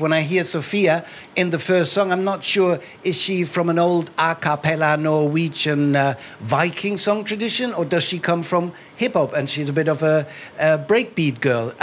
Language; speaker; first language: English; non-native, fluent; German